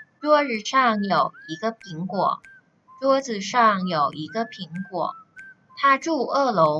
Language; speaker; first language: Chinese; non-native, fluent; Thai